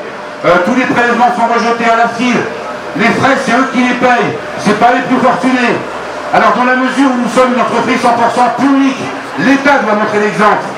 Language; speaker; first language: French; native; French